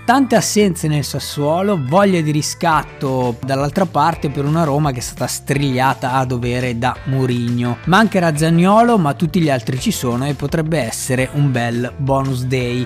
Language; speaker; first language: Italian; native; Italian